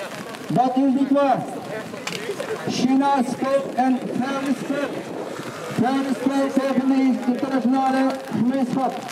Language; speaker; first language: Dutch; non-native, fluent; Uyghur